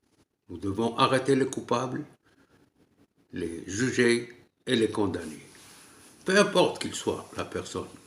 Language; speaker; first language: French; non-native, local second language; Arabic